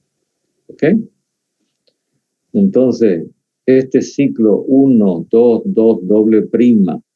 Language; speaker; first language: Spanish; native; Spanish